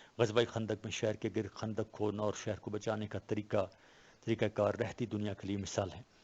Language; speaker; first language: Urdu; non-native, local second language; Pashto